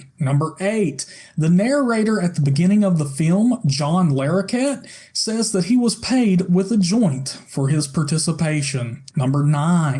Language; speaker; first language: English; native; English